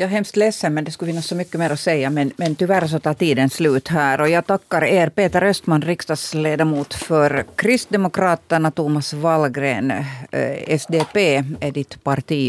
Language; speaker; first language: Swedish; native; Swedish